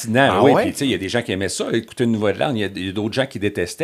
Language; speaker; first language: French; native; French